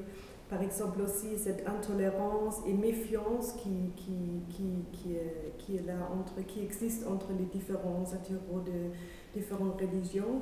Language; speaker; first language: French; non-native, fluent; German